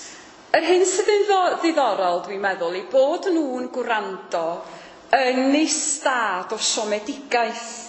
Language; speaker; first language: Welsh; native; Welsh